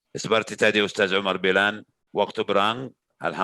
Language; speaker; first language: Indonesian; non-native, learner; Arabic